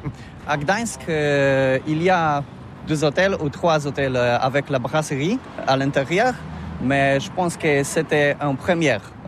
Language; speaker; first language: French; non-native, learner; Polish